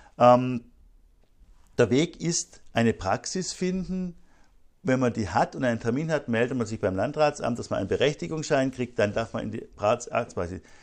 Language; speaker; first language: German; native; German